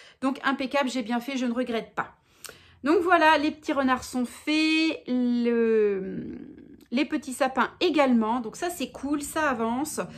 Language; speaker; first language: French; native; French